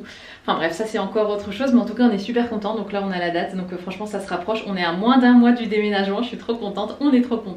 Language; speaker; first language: French; native; French